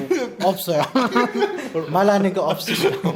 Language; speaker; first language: Korean; non-native, learner; Lao